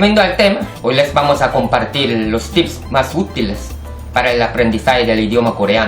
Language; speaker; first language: Spanish; non-native, fluent; Korean